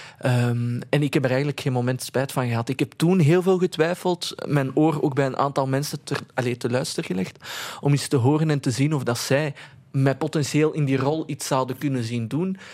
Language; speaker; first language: Dutch; early bilingual, other home language; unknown